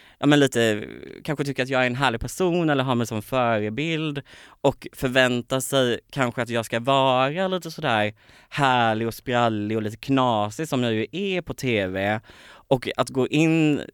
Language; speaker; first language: Swedish; native; Swedish